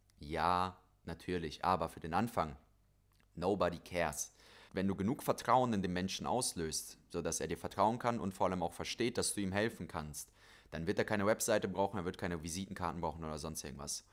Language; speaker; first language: German; native; German